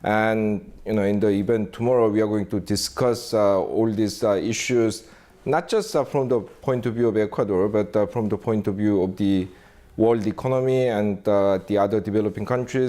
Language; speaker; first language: English; non-native, fluent; Korean